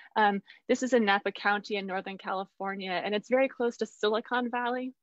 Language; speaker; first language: English; native; English